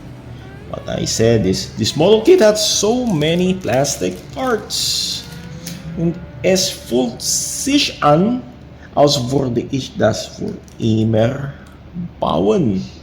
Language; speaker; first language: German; non-native, learner; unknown